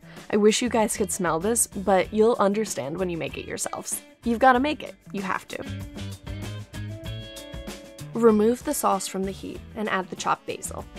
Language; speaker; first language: English; native; English